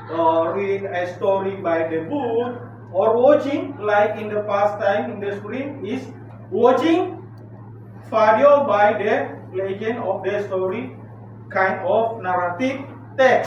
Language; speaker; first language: English; non-native, learner; Indonesian